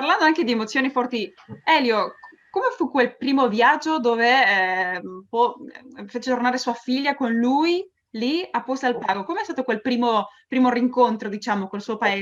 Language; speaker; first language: Italian; early bilingual, heritage; Spanish